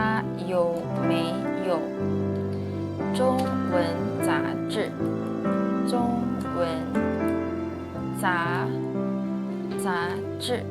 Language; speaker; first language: Chinese; non-native, fluent; Indonesian